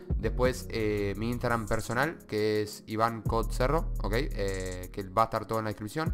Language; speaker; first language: Spanish; native; Spanish